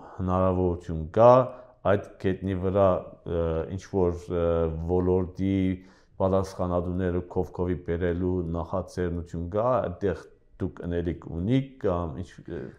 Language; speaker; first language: Armenian; early bilingual, heritage; Armenian